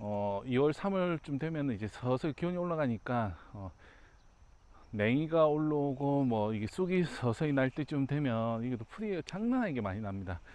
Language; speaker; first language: Korean; native; Korean